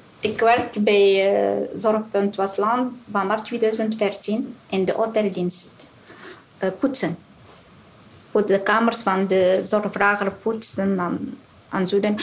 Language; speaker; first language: Dutch; non-native, learner; Arabic